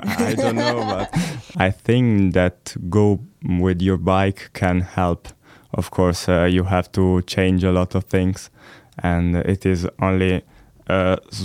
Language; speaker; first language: English; non-native, learner; Italian